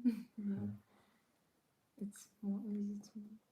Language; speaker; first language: English; non-native, learner; Ukrainian